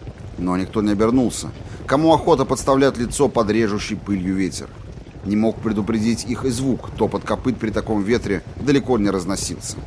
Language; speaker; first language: Russian; native; Russian